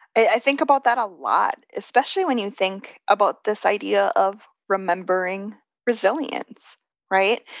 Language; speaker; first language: English; native; English